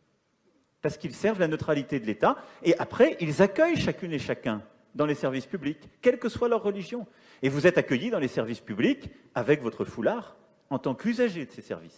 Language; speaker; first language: French; native; French